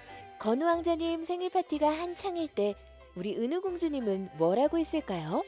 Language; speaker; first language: Korean; native; Korean